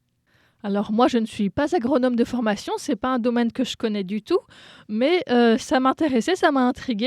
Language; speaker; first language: French; non-native, fluent; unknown